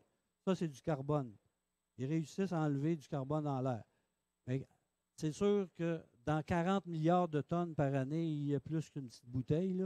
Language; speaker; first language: French; native; French